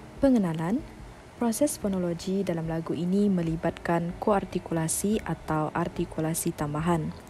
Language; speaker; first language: Malay; non-native, local second language; Iban